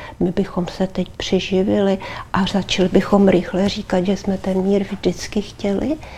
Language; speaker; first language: Czech; native; Czech